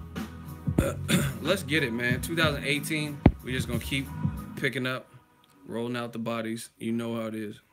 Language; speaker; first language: English; native; English